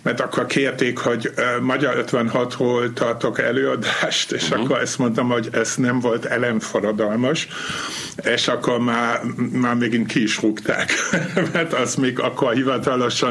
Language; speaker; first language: Hungarian; non-native, fluent; German